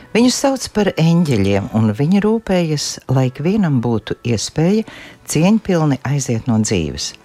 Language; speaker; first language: Latvian; native; Latvian